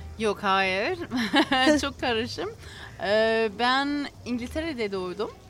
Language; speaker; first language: Turkish; non-native, learner; English